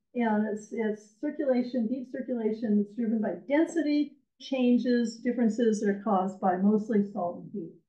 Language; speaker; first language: English; native; English